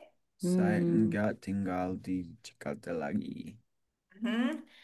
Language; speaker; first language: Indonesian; non-native, learner; English